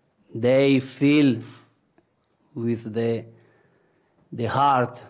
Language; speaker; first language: English; non-native, learner; Spanish